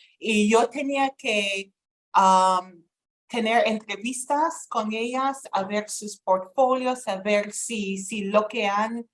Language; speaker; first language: Spanish; non-native, fluent; English